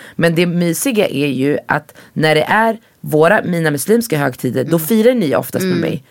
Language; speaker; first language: Swedish; early bilingual, other home language; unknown